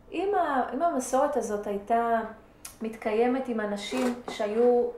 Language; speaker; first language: Hebrew; early bilingual, other home language; Persian